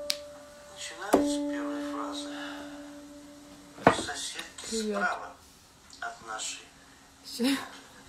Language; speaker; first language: Russian; native; Russian